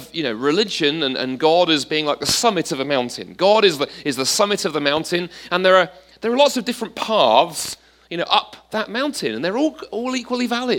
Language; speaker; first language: English; native; English